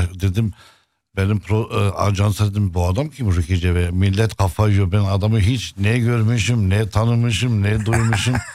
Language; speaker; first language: Turkish; early bilingual, heritage; Turkish